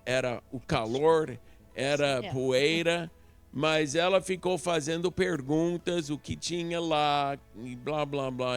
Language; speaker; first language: Portuguese; non-native, local second language; English